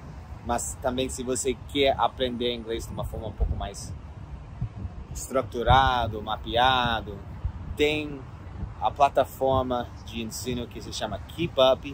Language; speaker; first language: Portuguese; non-native, fluent; English